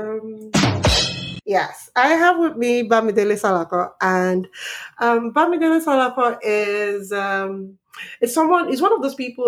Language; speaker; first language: English; non-native, local second language; Yoruba